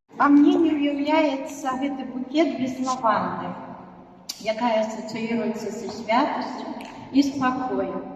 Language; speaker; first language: Belarusian; native; Belarusian